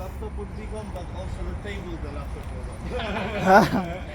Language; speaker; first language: English; non-native, fluent; Arabic